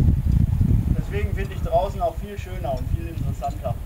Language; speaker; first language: German; native; German